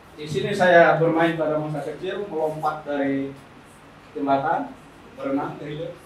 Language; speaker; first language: Indonesian; non-native, local second language; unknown